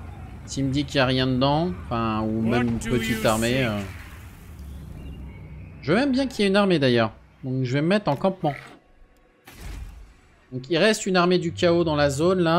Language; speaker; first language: French; native; French